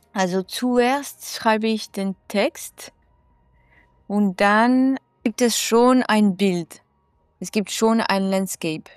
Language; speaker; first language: German; non-native, fluent; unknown